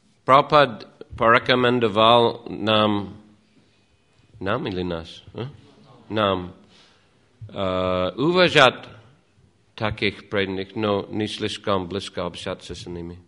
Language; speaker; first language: Russian; non-native, fluent; English